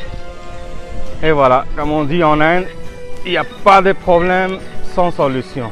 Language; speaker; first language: French; non-native, fluent; Hindi